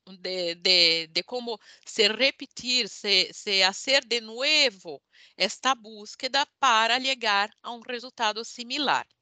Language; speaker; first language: Spanish; non-native, learner; Portuguese